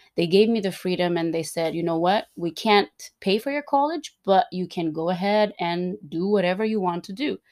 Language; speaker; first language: English; non-native, fluent; Turkmen